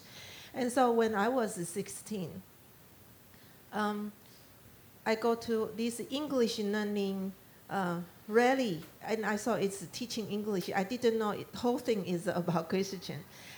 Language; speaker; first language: English; non-native, learner; Chinese